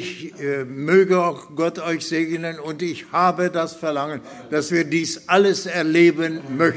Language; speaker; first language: German; non-native, fluent; Russian